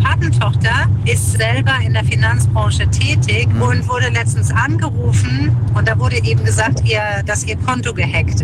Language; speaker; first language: German; native; German